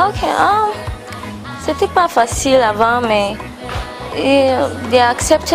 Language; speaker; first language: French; non-native, local second language; English